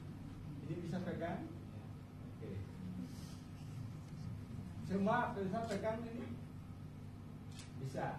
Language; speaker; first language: Indonesian; non-native, fluent; Bangla